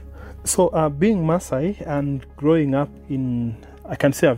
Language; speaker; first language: English; non-native, local second language; Masai